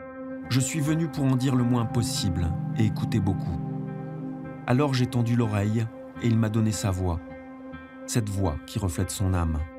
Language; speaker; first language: French; native; French